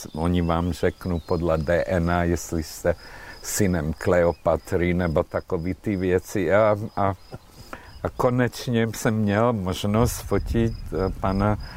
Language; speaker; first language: Czech; non-native, fluent; Hungarian